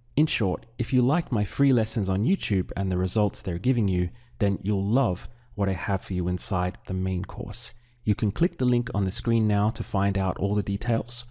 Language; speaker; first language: English; native; English